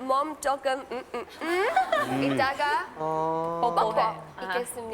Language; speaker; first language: Korean; non-native, learner; English